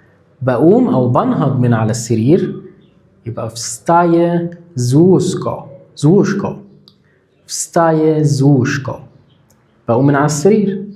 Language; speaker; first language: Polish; non-native, learner; Arabic